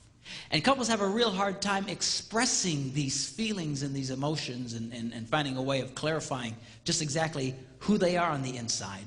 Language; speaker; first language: English; native; English